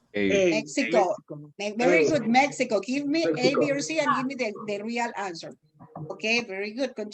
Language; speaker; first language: English; non-native, fluent; Spanish